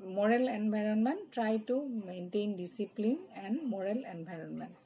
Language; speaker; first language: English; non-native, local second language; Assamese